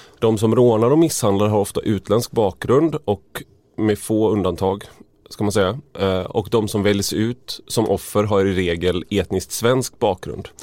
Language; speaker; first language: Swedish; native; Swedish